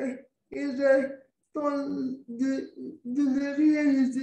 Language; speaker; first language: French; non-native, local second language; Arabic